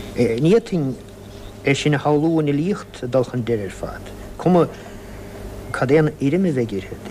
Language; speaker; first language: Irish; native; Irish